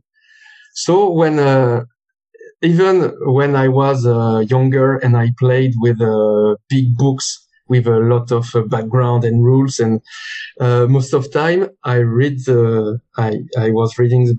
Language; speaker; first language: English; non-native, learner; French